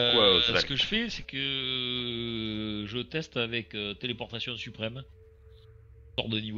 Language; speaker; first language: French; native; French